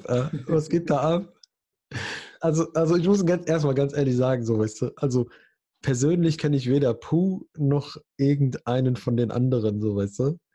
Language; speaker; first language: German; early bilingual, other home language; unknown